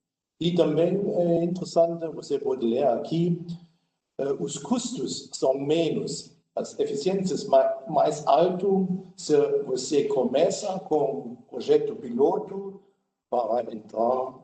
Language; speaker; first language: Portuguese; non-native, learner; German